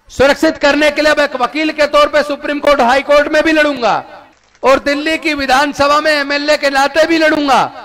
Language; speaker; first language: Hindi; native; Hindi